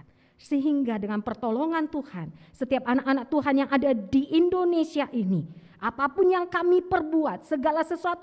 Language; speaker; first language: Indonesian; native; Indonesian